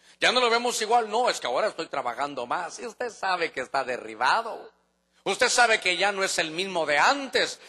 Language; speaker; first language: Spanish; native; Spanish